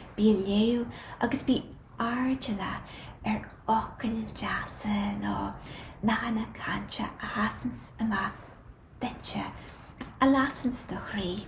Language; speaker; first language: Irish; native; Irish